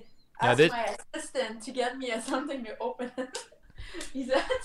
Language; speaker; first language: English; non-native, fluent; French